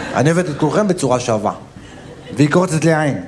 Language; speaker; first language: Hebrew; native; Hebrew